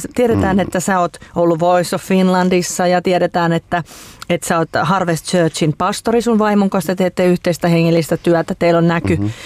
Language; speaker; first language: Finnish; native; Finnish